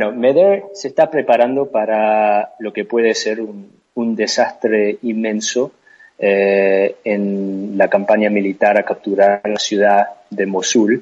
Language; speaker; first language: Spanish; non-native, fluent; English